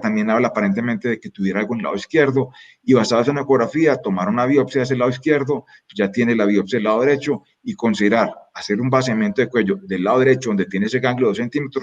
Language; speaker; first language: Spanish; native; Spanish